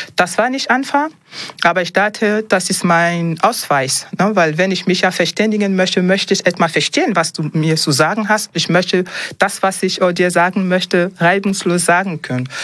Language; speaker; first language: German; non-native, fluent; French